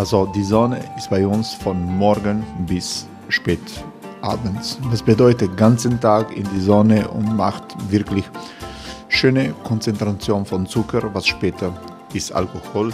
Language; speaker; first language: German; non-native, fluent; Croatian